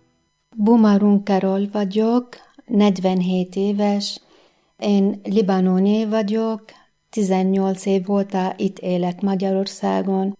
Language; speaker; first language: Hungarian; non-native, fluent; Arabic